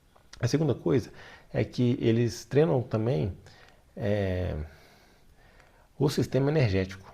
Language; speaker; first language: Portuguese; native; Portuguese